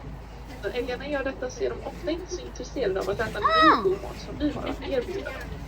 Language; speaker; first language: Swedish; native; Swedish